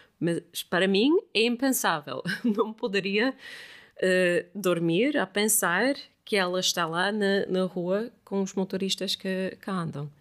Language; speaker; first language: Portuguese; non-native, fluent; English